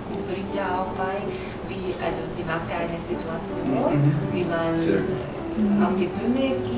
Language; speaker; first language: German; non-native, fluent; Korean